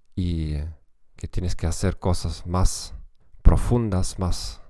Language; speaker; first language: Spanish; non-native, fluent; German